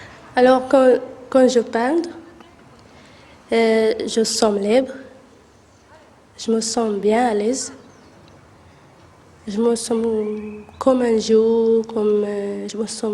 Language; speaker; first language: French; non-native, learner; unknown